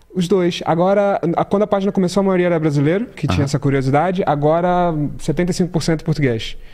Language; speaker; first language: Portuguese; native; Portuguese